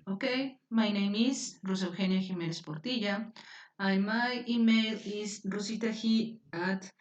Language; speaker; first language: English; non-native, fluent; Spanish